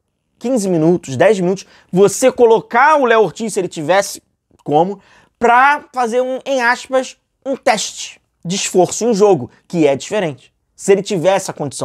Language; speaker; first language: Portuguese; native; Portuguese